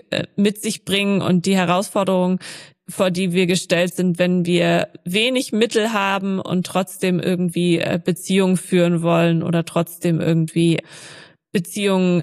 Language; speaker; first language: German; native; German